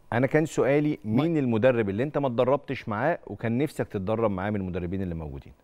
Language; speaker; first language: Arabic; native; Arabic